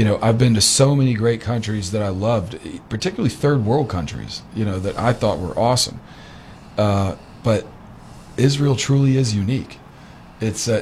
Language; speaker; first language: English; native; English